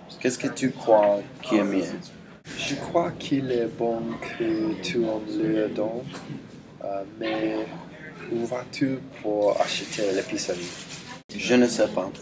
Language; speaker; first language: French; non-native, learner; English